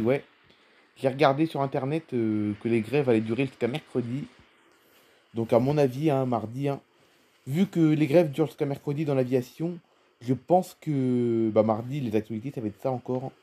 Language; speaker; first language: French; native; French